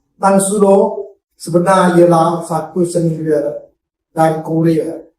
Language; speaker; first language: Malay; non-native, local second language; Chinese